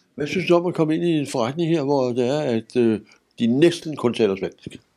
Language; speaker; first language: Danish; native; Danish